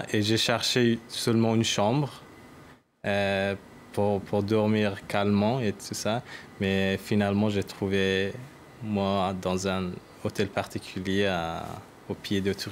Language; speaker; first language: French; non-native, learner; Persian